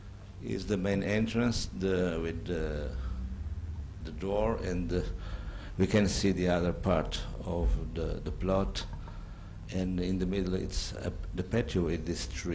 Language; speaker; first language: English; non-native, learner; Portuguese